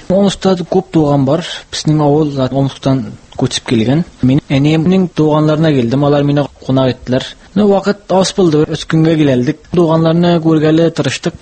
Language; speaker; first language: Tatar; early bilingual, heritage; Tatar